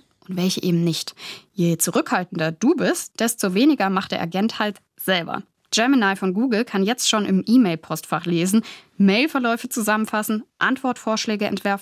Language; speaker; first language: German; native; German